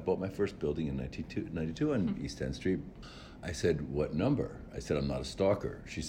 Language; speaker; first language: English; native; English